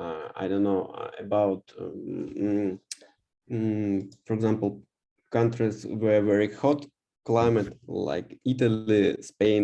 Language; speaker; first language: English; non-native, learner; Russian